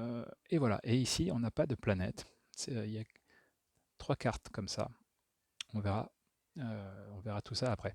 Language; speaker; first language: French; native; French